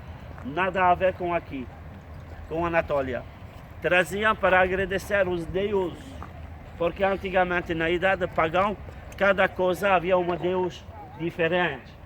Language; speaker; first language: Portuguese; non-native, fluent; Turkish